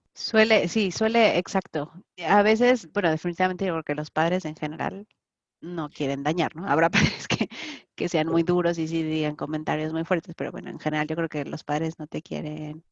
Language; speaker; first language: Spanish; native; Spanish